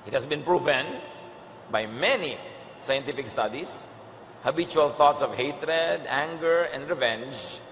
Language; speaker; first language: English; non-native, local second language; Filipino